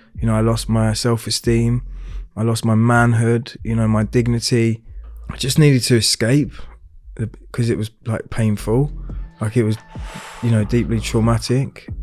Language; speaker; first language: English; native; English